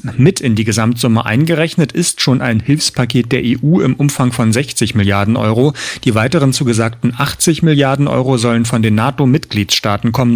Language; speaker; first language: German; native; German